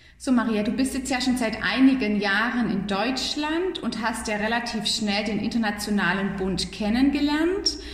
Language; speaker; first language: German; native; German